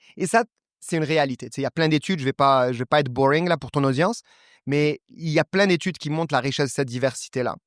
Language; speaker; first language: French; non-native, local second language; Arabic